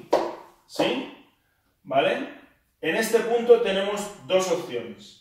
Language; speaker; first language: Spanish; native; Spanish